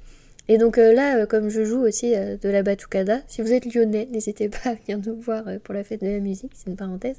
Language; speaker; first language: French; native; French